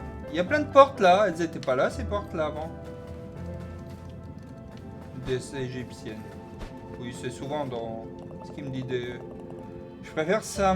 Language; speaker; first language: French; native; French